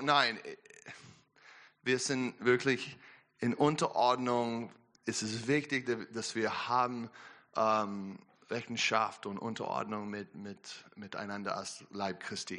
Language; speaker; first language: German; non-native, learner; English